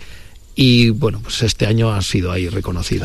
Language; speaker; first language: Spanish; native; Spanish